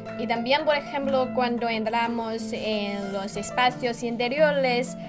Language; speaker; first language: Spanish; non-native, fluent; Chinese